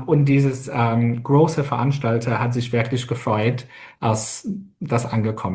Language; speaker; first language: German; non-native, fluent; English